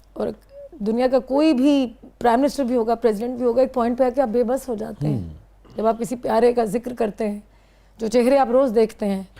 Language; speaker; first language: Urdu; non-native, local second language; Punjabi